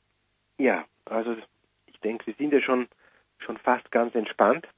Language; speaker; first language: German; native; German